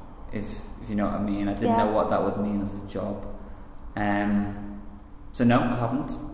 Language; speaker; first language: English; native; English